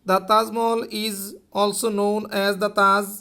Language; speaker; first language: English; non-native, fluent; Bangla